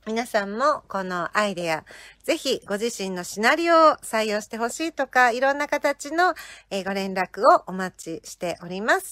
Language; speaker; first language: Japanese; native; Japanese